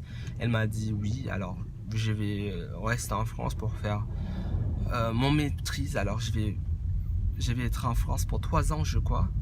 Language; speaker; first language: French; non-native, fluent; English